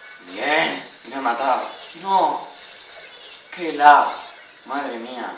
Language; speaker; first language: Spanish; native; Spanish